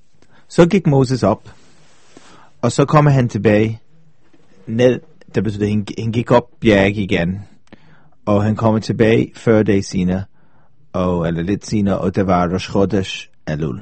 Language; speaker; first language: Danish; non-native, fluent; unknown